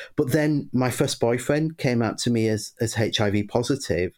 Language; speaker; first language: English; native; English